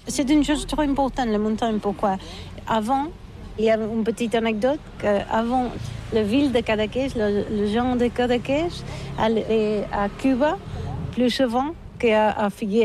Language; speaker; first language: French; non-native, learner; Catalan